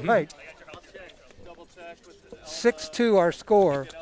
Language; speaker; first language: English; native; English